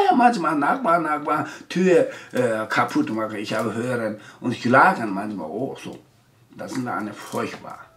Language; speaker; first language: German; non-native, learner; Tibetan